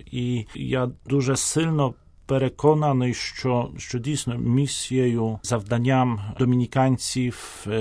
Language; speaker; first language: Ukrainian; non-native, fluent; Polish